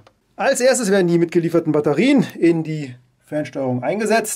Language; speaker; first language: German; native; German